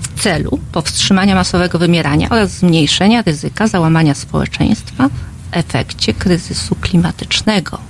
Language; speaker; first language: Polish; native; Polish